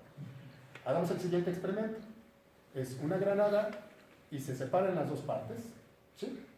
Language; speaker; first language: Spanish; native; Spanish